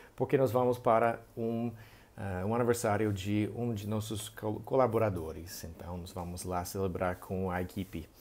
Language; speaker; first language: Portuguese; non-native, fluent; English